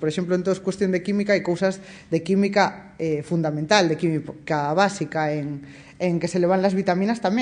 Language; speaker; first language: Spanish; native; Spanish